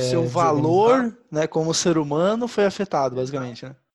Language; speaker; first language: Portuguese; native; Portuguese